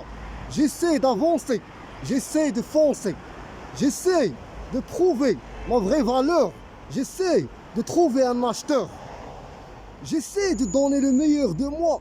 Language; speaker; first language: French; non-native, local second language; Arabic